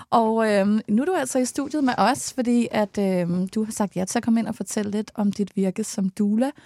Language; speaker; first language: Danish; native; Danish